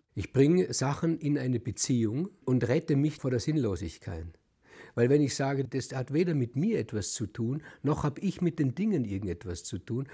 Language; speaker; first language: German; native; German